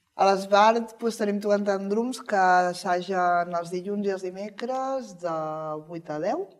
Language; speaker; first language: Catalan; non-native, local second language; Spanish